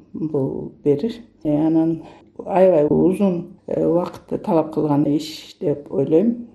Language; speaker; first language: Kyrgyz; native; Kyrgyz